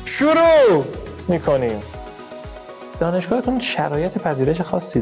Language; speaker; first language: Persian; native; Persian